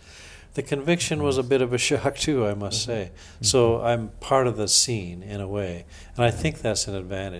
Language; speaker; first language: English; native; English